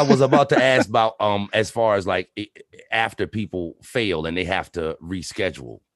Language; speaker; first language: English; native; English